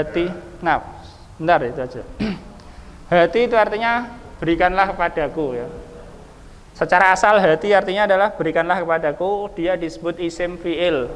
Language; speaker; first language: Indonesian; native; Indonesian